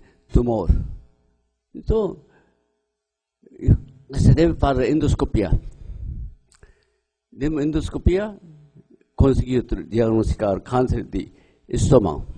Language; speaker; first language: Portuguese; non-native, learner; Japanese